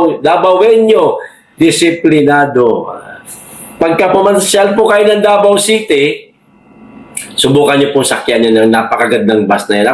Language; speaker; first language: Filipino; non-native, local second language; Cebuano